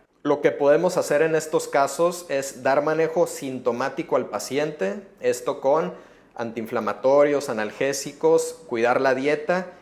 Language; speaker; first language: Spanish; native; Spanish